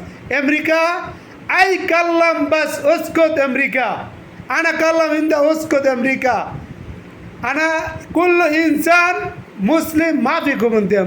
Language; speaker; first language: Arabic; non-native, learner; Bangla